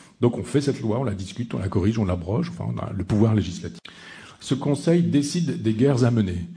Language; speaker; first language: French; native; French